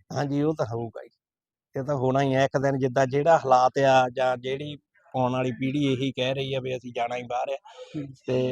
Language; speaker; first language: Punjabi; native; Punjabi